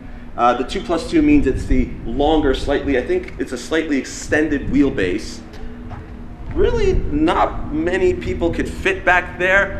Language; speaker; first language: English; native; English